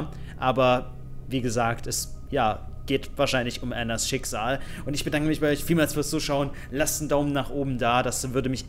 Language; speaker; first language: German; native; German